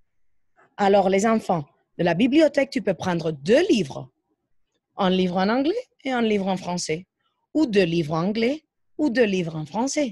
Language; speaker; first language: French; non-native, fluent; Spanish